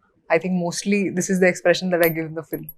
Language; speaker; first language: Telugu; non-native, local second language; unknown